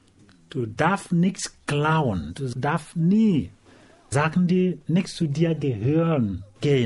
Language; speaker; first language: German; non-native, learner; Igbo